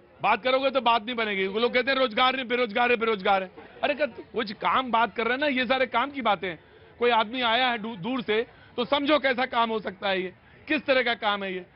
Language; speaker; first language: Hindi; native; Hindi